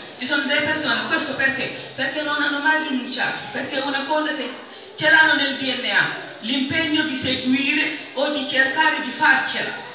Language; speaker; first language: Italian; non-native, fluent; Wolof